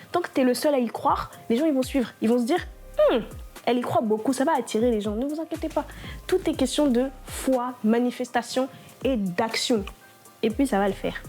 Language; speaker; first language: French; non-native, local second language; Lingala